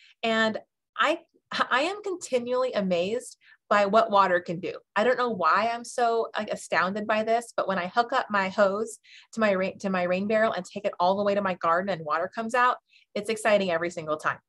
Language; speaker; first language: English; native; English